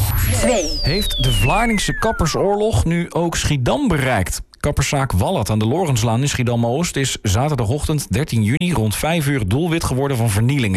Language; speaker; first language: Dutch; native; Dutch